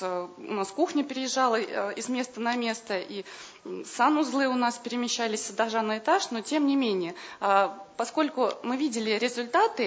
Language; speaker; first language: Russian; native; Russian